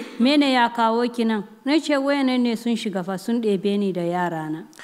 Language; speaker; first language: Hausa; non-native, local second language; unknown